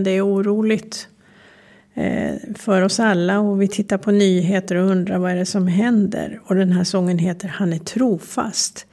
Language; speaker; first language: Swedish; native; Swedish